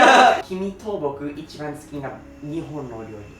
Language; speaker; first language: Japanese; non-native, learner; English